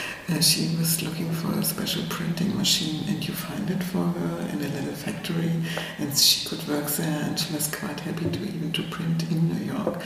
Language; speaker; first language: English; non-native, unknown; German